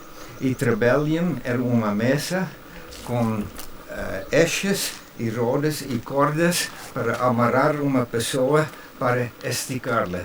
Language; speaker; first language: Portuguese; non-native, fluent; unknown